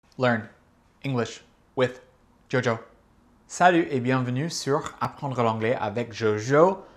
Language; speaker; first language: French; non-native, fluent; English